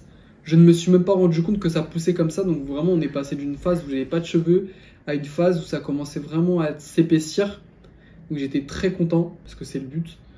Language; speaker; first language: French; native; French